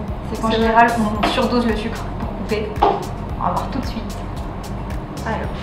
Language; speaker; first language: French; native; French